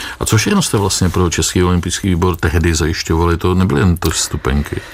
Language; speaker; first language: Czech; native; Czech